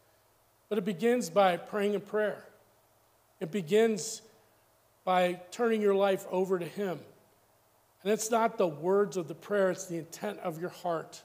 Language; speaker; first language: English; native; English